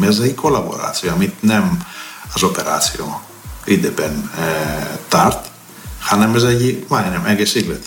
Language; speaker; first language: Hungarian; non-native, fluent; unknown